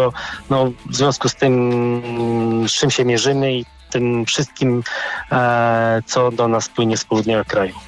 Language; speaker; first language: Polish; native; Polish